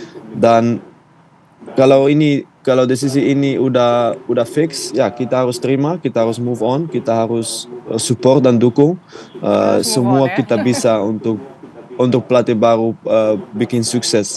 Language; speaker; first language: Indonesian; non-native, fluent; Dutch